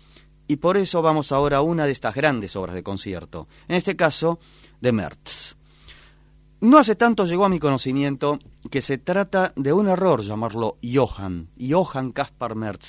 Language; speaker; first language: Spanish; native; Spanish